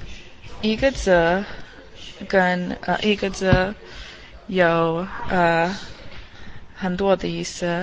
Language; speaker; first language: Chinese; non-native, learner; English